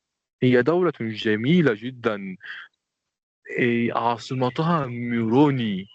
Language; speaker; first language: Arabic; non-native, fluent; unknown